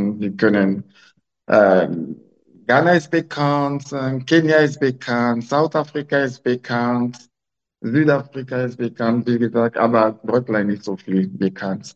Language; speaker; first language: German; non-native, local second language; French